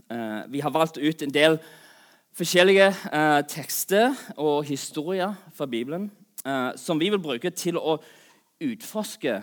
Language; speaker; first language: Norwegian; non-native, fluent; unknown